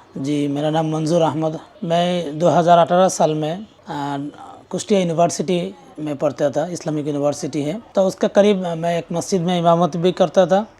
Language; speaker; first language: Urdu; non-native, fluent; Bangla